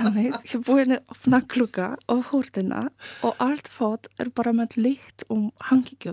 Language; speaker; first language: Icelandic; non-native, learner; Polish